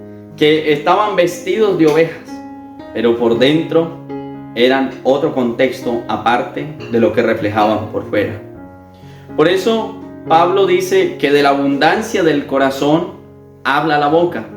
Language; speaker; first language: Spanish; native; Spanish